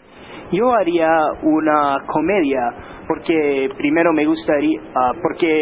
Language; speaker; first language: Spanish; non-native, learner; English